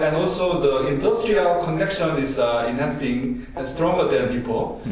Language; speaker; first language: English; non-native, learner; Korean